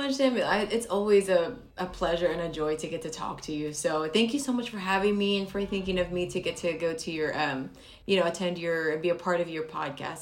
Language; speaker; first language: English; early bilingual, other home language; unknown